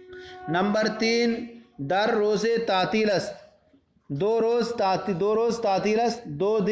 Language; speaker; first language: Persian; non-native, fluent; Urdu